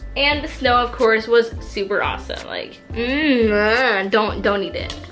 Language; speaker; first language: English; native; English